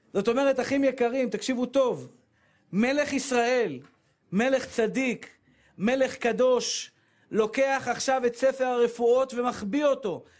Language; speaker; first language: Hebrew; native; Hebrew